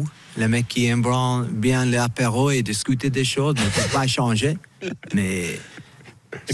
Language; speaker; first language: French; non-native, fluent; English